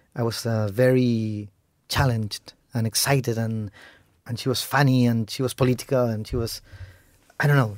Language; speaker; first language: English; non-native, fluent; Spanish